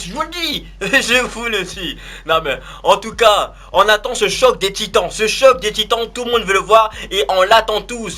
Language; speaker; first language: French; native; French